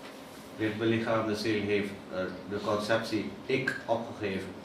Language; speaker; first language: Dutch; native; Dutch